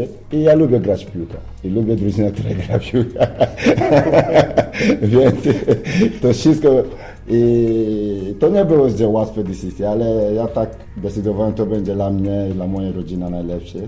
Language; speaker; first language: Polish; non-native, fluent; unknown